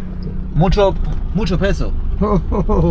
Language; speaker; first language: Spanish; non-native, learner; English